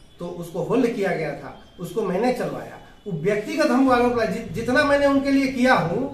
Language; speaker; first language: Hindi; native; Hindi